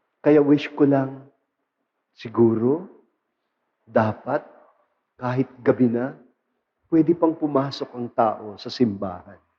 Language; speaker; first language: Filipino; non-native, local second language; Pampanga